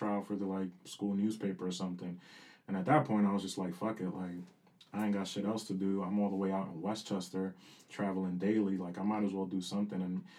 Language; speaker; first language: English; early bilingual, other home language; Spanish